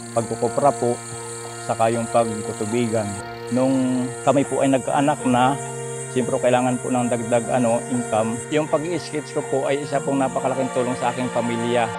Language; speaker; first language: Filipino; native; Filipino